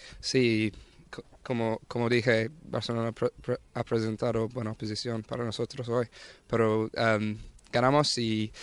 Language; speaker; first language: Spanish; non-native, learner; English